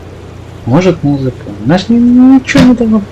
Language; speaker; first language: Russian; native; Russian